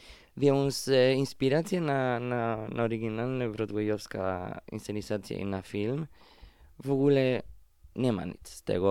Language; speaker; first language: Polish; non-native, fluent; Spanish